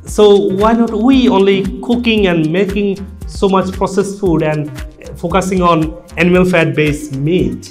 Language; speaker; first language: English; non-native, local second language; Bangla